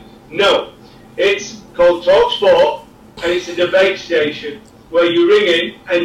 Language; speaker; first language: English; native; English